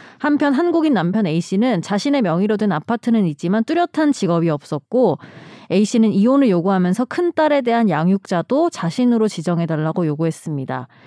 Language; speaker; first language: Korean; native; Korean